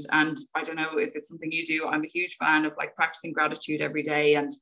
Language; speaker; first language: English; native; English